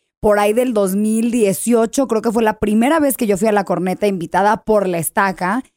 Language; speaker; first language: Spanish; early bilingual, heritage; English